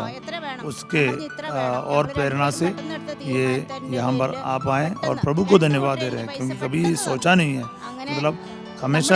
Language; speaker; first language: Hindi; native; Hindi